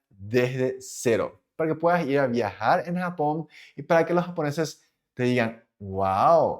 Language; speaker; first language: Spanish; non-native, fluent; Japanese